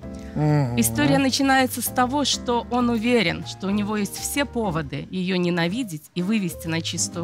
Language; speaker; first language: Russian; native; Russian